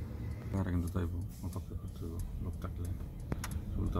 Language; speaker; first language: German; non-native, learner; Bangla